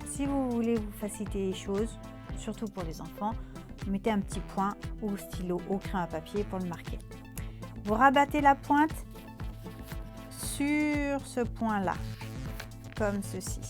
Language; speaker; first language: French; native; French